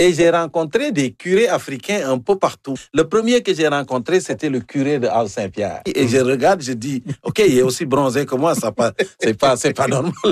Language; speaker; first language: French; native; French